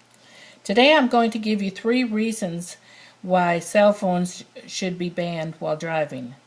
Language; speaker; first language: English; native; English